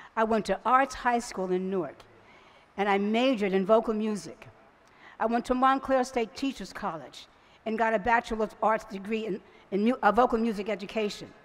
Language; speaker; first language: English; native; English